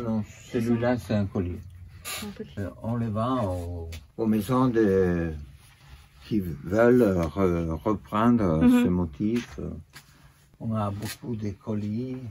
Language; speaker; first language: French; non-native, fluent; Italian